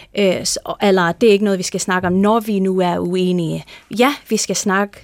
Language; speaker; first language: Danish; non-native, fluent; English